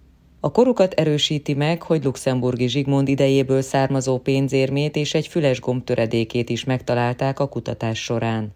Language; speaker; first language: Hungarian; native; Hungarian